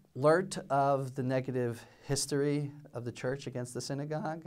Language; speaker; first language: English; native; English